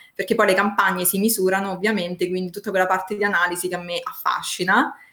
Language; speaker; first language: Italian; native; Italian